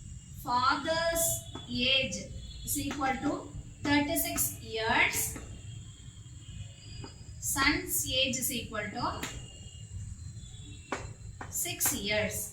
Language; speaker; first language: English; non-native, local second language; Tamil